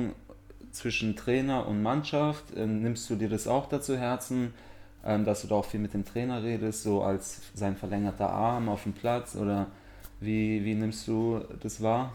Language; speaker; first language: German; native; German